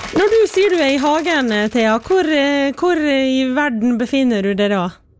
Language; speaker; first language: Norwegian; native; Norwegian